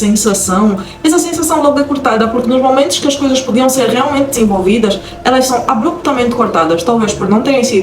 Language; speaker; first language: Portuguese; native; Portuguese